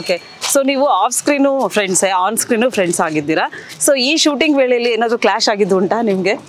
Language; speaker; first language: Kannada; native; Kannada